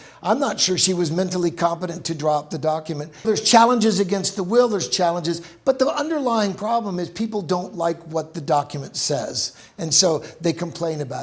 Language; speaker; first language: English; native; English